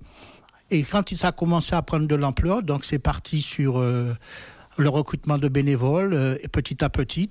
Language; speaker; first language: French; native; French